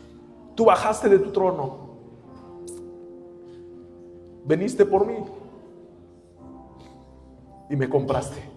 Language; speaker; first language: Spanish; native; Spanish